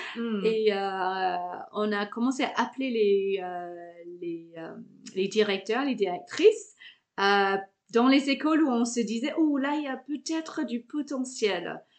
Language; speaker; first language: French; non-native, fluent; English